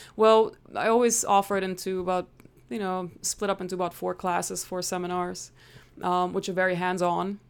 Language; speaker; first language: English; non-native, fluent; German